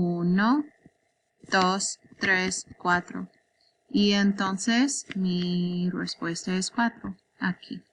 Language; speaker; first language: Spanish; non-native, learner; English